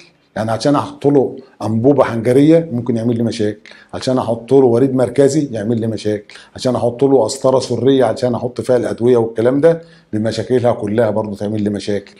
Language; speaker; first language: Arabic; native; Arabic